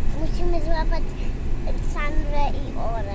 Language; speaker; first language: Polish; early bilingual, heritage; Polish